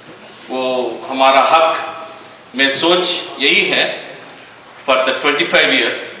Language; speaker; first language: Hindi; non-native, local second language; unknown